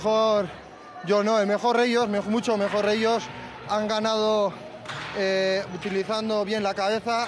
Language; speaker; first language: Spanish; non-native, fluent; French